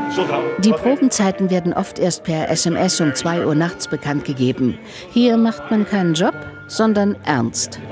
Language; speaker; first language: German; native; German